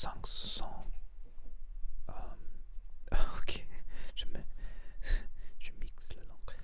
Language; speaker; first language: French; non-native, learner; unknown